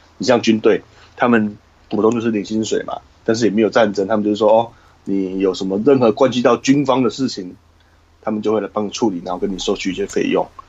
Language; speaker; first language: Chinese; native; Chinese